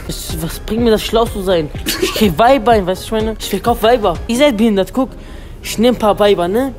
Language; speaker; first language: German; non-native, learner; Arabic